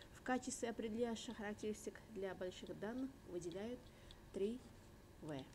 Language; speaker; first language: Russian; non-native, local second language; Uzbek